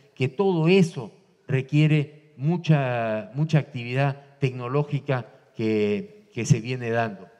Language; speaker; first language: Spanish; native; Spanish